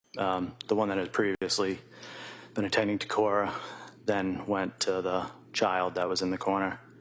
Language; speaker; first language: English; native; English